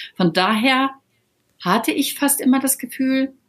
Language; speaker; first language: German; native; German